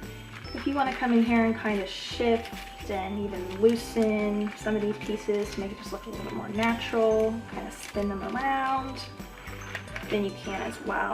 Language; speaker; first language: English; native; English